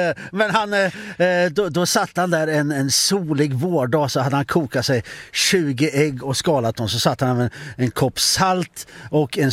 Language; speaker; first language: Swedish; native; Swedish